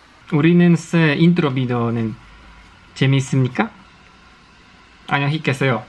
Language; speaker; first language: Korean; non-native, learner; Polish